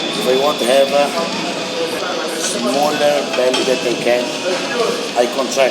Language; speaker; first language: English; non-native, learner; Italian